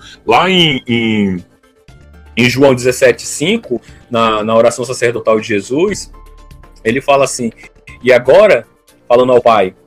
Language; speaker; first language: Portuguese; native; Portuguese